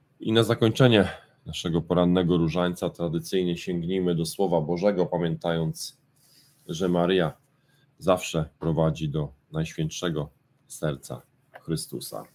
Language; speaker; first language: Polish; native; Polish